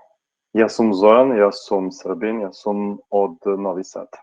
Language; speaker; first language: Macedonian; non-native, learner; Serbian